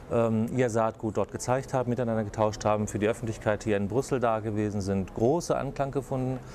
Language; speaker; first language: German; native; German